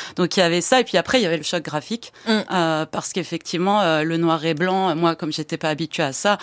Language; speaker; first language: French; early bilingual, other home language; Persian